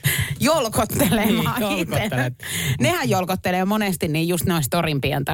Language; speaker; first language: Finnish; native; Finnish